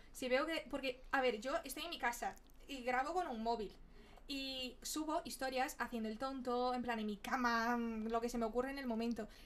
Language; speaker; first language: Spanish; early bilingual, other home language; Portuguese